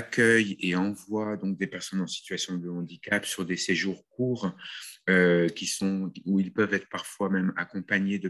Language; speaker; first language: French; native; French